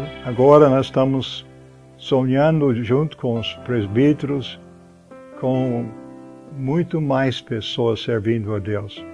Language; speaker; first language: Portuguese; non-native, fluent; English